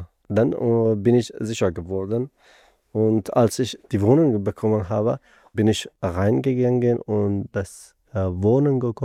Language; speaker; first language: German; non-native, learner; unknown